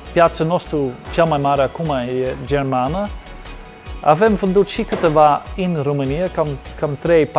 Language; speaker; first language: Romanian; non-native, fluent; Dutch